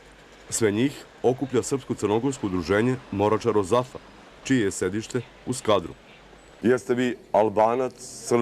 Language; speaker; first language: Bosnian; native; Bosnian